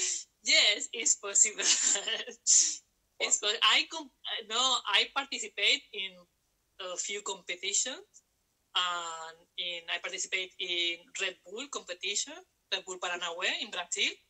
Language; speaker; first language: English; non-native, learner; Spanish